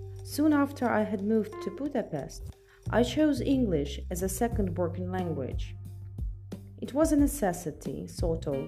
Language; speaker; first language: English; non-native, fluent; Russian